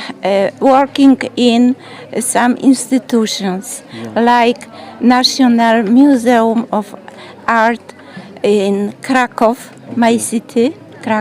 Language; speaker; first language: English; non-native, learner; Polish